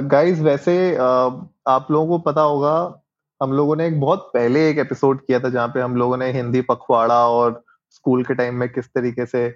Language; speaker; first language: Hindi; native; Hindi